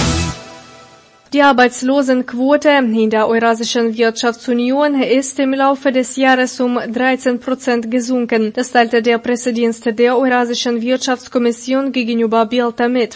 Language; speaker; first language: German; non-native, fluent; Russian